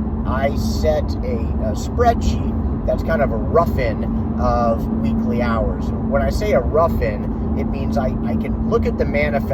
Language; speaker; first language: English; native; English